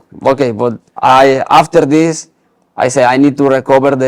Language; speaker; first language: English; non-native, learner; Spanish